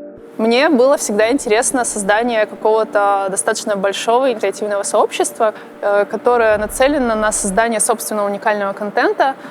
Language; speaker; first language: Russian; native; Russian